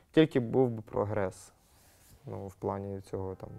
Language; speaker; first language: Ukrainian; native; Ukrainian